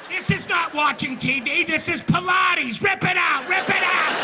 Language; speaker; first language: English; native; English